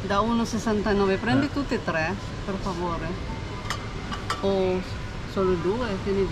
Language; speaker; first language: Italian; non-native, fluent; Filipino